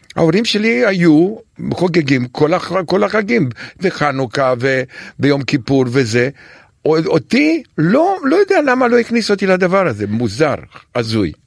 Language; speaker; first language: Hebrew; non-native, fluent; Romanian